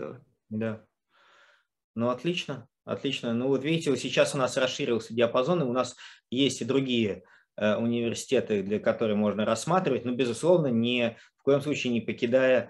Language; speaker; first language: Russian; native; Russian